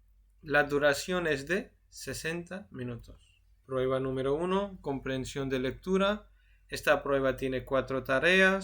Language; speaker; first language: Spanish; non-native, fluent; Urdu